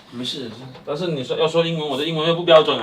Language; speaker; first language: Chinese; native; Chinese